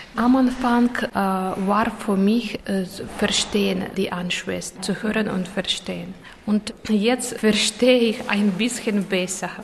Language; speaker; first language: German; non-native, learner; Russian